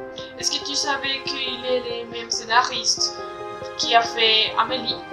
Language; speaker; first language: French; non-native, learner; Spanish